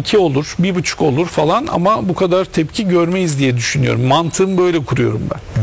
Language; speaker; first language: Turkish; native; Turkish